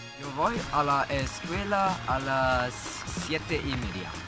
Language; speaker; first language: Spanish; non-native, learner; German